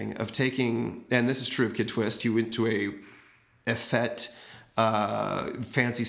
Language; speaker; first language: English; native; English